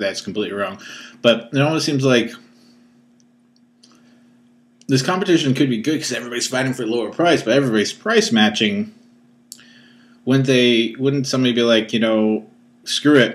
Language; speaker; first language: English; native; English